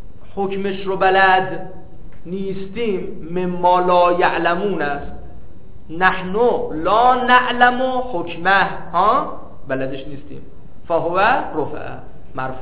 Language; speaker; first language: Persian; native; Persian